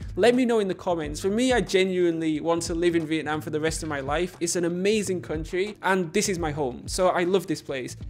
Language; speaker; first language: English; native; English